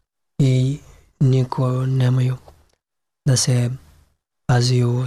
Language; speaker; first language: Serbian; non-native, learner; Pashto